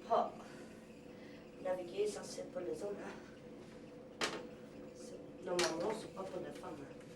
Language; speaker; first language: French; non-native, learner; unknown